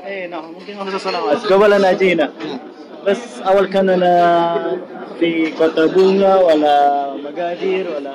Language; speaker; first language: Arabic; non-native, learner; Indonesian